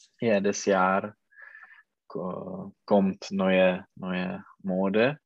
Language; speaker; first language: German; non-native, learner; Czech